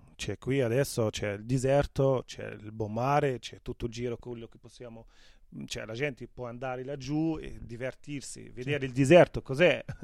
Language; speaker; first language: Italian; non-native, fluent; Arabic